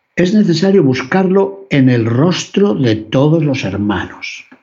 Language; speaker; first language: Spanish; native; Spanish